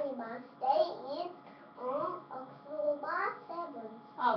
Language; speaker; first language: English; non-native, learner; Japanese